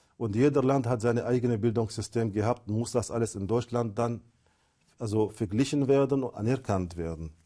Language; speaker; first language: German; non-native, fluent; Arabic